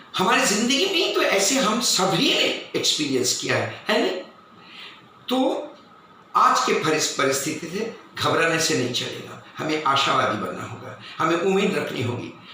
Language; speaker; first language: Hindi; non-native, local second language; Bangla